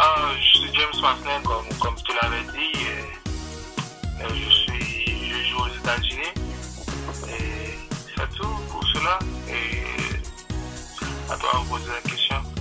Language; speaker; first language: French; non-native, local second language; Haitian Creole